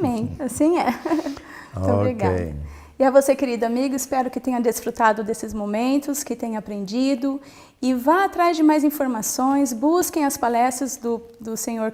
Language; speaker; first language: Portuguese; native; Portuguese